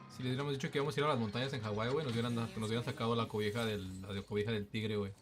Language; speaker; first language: Spanish; early bilingual, heritage; Spanish